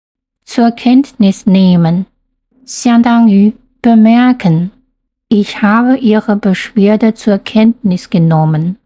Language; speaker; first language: German; non-native, fluent; Chinese